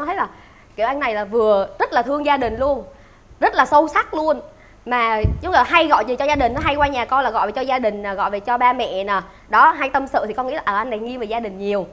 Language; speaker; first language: Vietnamese; native; Vietnamese